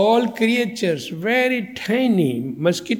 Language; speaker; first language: English; non-native, learner; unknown